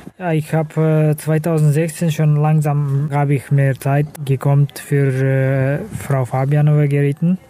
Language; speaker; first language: German; non-native, learner; Kazakh